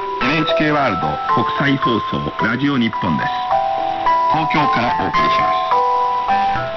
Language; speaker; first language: Japanese; native; Japanese